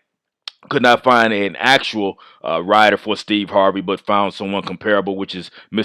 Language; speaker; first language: English; native; English